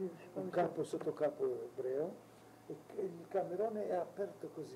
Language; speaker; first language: Italian; non-native, local second language; Arabic